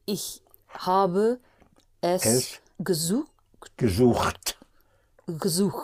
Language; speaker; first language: German; non-native, learner; English